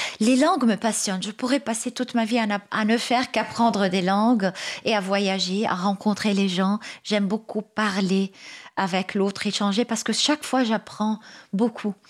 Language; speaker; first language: French; non-native, local second language; Arabic